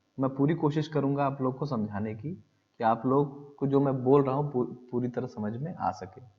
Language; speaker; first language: Hindi; native; Hindi